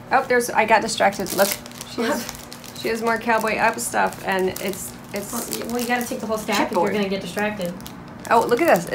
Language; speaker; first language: English; native; English